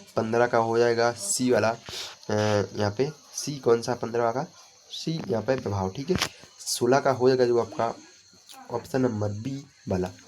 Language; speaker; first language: Hindi; native; Hindi